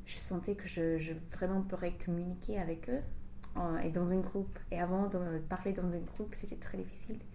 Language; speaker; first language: French; non-native, fluent; English